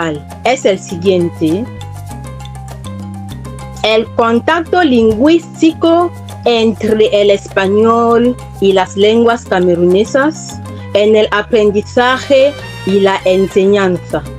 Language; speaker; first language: Spanish; non-native, fluent; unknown